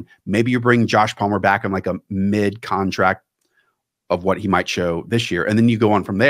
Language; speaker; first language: English; native; English